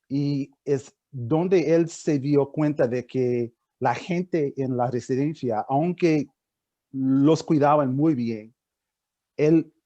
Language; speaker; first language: Spanish; non-native, fluent; English